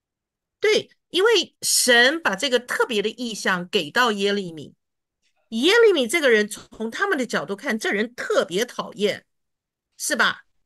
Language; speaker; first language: Chinese; native; Chinese